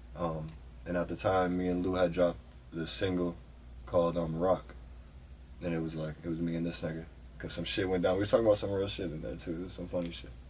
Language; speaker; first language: English; native; English